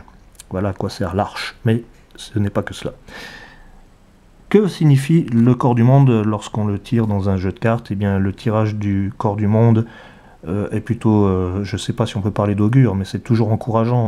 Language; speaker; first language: French; native; French